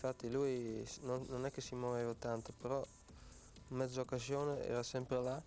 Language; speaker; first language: Italian; non-native, fluent; Dutch